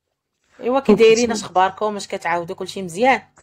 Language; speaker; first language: Arabic; native; Arabic